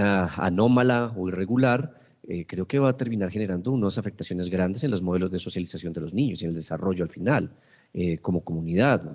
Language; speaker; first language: Spanish; native; Spanish